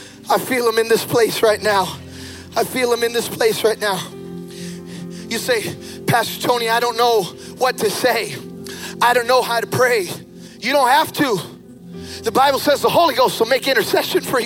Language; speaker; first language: English; early bilingual, other home language; Spanish